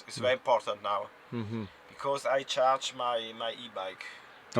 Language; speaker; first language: English; non-native, learner; German